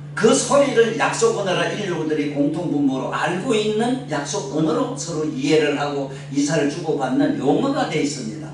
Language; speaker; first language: Korean; native; Korean